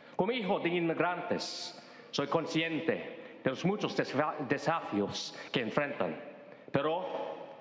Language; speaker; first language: Spanish; non-native, learner; English